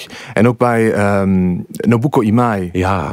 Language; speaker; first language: Dutch; non-native, fluent; English